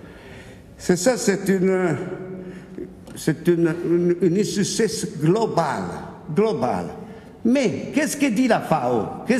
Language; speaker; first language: French; non-native, fluent; Italian